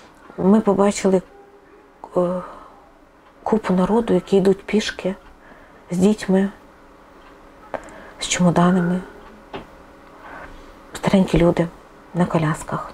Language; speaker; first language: Ukrainian; non-native, local second language; Russian